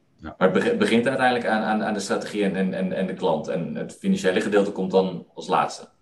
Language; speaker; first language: Dutch; native; Dutch